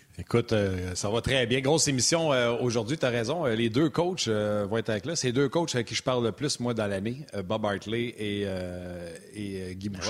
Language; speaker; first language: French; native; French